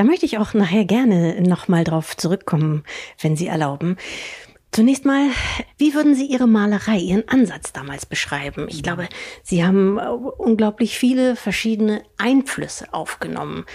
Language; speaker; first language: German; native; German